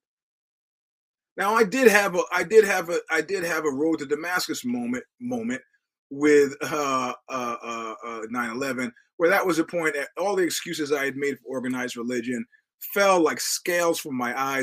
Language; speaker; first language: English; native; English